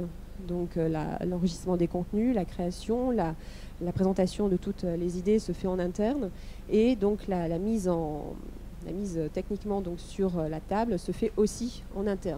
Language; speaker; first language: French; native; French